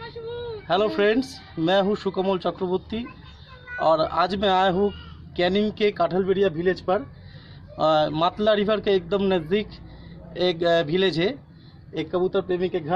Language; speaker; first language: Hindi; non-native, local second language; Bangla